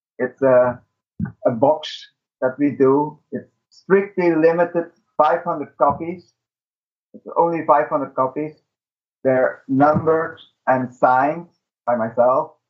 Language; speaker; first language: English; non-native, fluent; Dutch